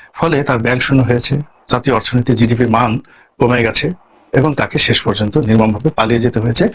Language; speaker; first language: Bangla; native; Bangla